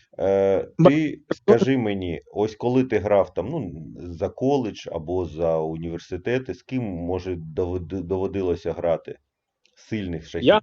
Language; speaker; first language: Ukrainian; native; Ukrainian